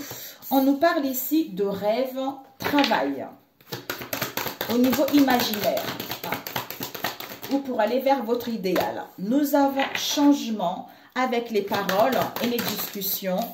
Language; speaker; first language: French; native; French